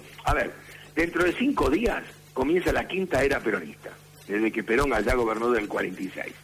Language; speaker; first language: Spanish; native; Spanish